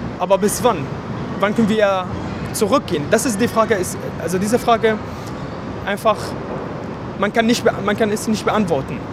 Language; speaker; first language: German; non-native, fluent; Arabic